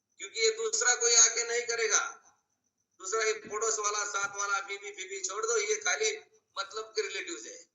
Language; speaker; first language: Hindi; non-native, local second language; Marathi